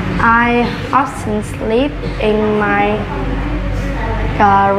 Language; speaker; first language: English; non-native, learner; Vietnamese